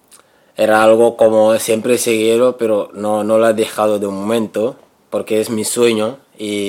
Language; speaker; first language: Spanish; non-native, learner; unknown